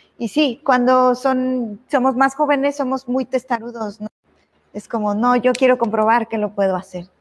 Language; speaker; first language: Spanish; native; Spanish